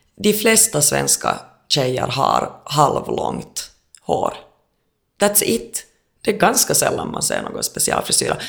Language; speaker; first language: Swedish; native; Swedish